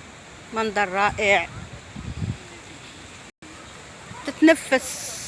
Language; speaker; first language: Arabic; native; Arabic